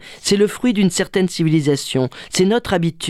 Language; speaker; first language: French; native; French